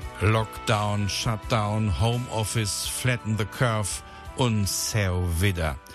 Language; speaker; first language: German; native; German